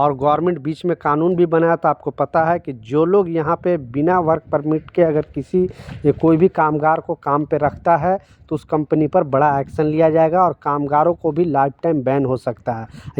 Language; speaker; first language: Hindi; native; Hindi